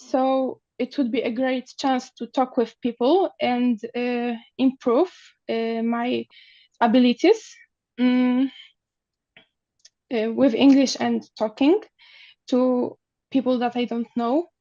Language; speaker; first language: English; non-native, learner; Polish